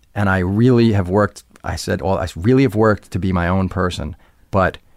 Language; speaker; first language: English; native; English